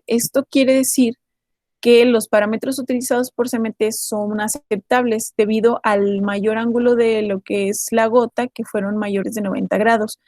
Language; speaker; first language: Spanish; native; Spanish